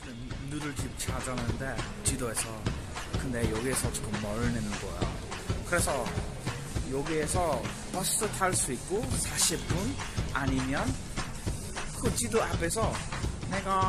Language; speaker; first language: Korean; non-native, fluent; English